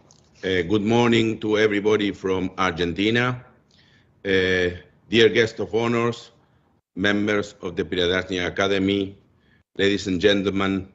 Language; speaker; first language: English; non-native, fluent; Bangla